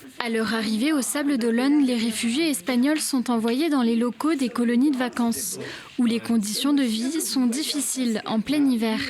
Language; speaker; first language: French; native; French